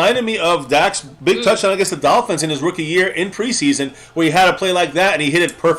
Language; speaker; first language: English; native; English